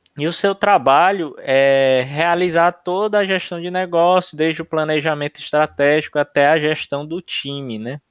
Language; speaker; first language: Portuguese; native; Portuguese